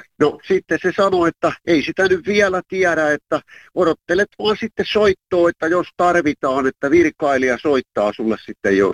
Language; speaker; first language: Finnish; native; Finnish